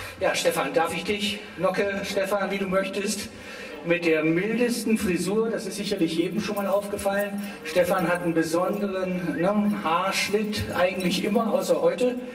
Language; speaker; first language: German; native; German